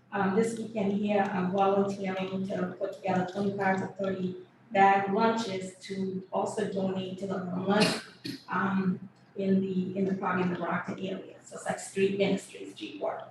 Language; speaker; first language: English; early bilingual, other home language; Kabuverdianu